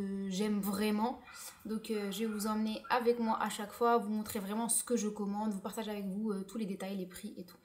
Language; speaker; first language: French; native; French